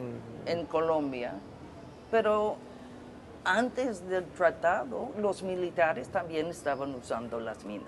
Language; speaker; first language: Spanish; non-native, fluent; English